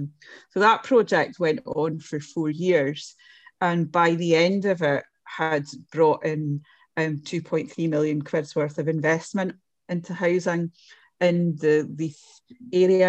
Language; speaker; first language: English; native; English